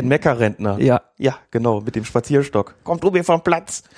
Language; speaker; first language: German; native; German